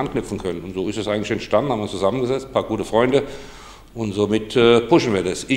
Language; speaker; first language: German; native; German